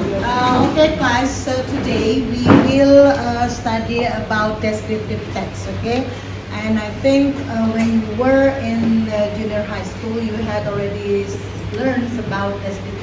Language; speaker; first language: English; non-native, fluent; Indonesian